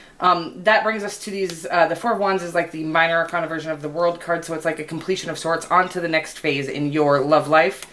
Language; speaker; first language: English; native; English